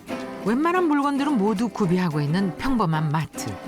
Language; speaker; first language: Korean; native; Korean